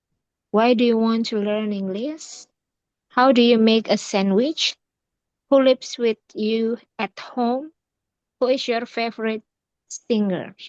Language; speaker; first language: English; non-native, learner; Indonesian